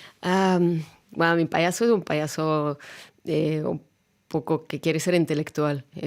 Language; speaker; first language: Spanish; non-native, fluent; Russian